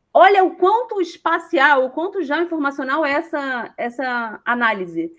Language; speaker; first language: Portuguese; native; Portuguese